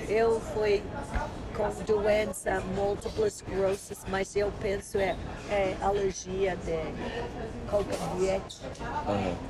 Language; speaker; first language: Portuguese; non-native, learner; English